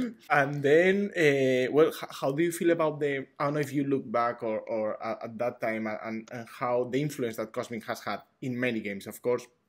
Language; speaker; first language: English; non-native, fluent; Catalan